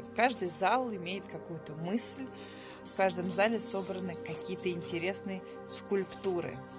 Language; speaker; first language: Russian; native; Russian